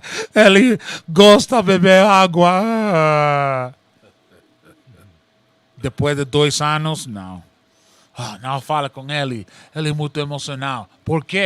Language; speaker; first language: Portuguese; non-native, learner; Spanish